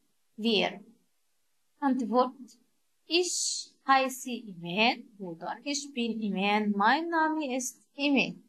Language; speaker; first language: German; non-native, learner; Arabic